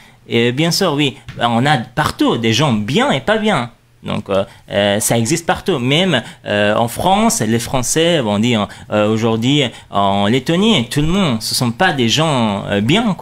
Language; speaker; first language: French; non-native, fluent; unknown